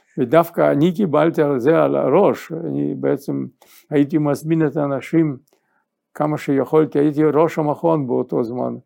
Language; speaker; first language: Hebrew; non-native, fluent; Yiddish